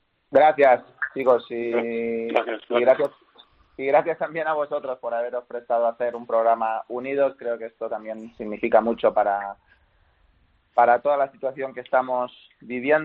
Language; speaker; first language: Spanish; native; Spanish